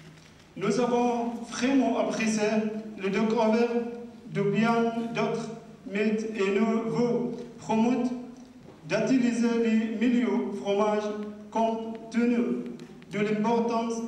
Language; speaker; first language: French; non-native, learner; Arabic